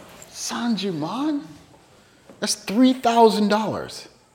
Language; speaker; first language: English; native; English